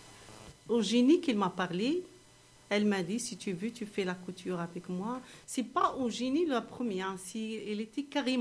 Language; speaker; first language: French; non-native, learner; Arabic